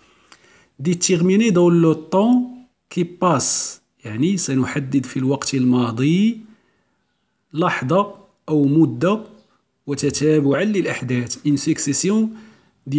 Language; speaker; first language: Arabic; native; Arabic